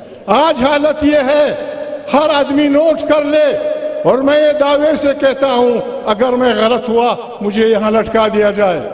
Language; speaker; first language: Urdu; non-native, local second language; Pashto